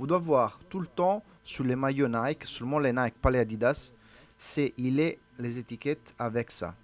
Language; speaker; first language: French; non-native, learner; Italian